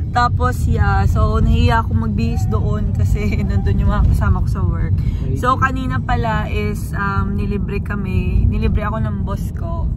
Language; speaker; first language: Filipino; non-native, local second language; Cebuano